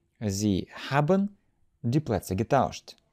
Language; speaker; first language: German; non-native, fluent; Russian